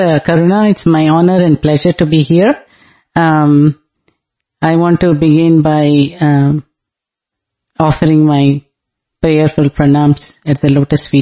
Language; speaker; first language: English; non-native, local second language; Telugu